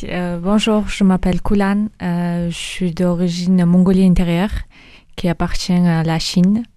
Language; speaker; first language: French; early bilingual, other home language; Mongolian